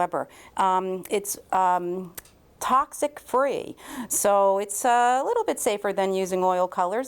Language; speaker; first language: English; native; English